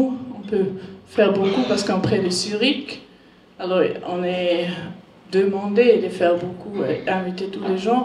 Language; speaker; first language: French; non-native, learner; German